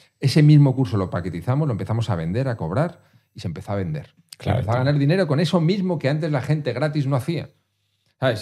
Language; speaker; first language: Spanish; native; Spanish